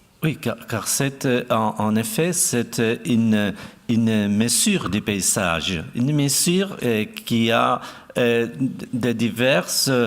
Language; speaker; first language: French; non-native, fluent; Spanish